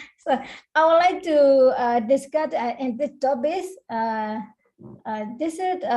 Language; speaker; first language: English; non-native, learner; Burmese